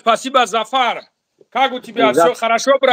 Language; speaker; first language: Russian; non-native, local second language; Tajik